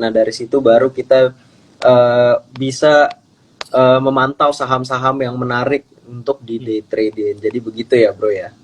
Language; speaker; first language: Indonesian; native; Indonesian